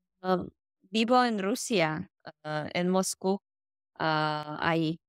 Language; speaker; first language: Spanish; non-native, learner; Russian